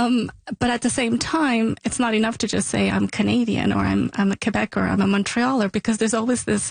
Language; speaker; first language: English; early bilingual, other home language; Sicilian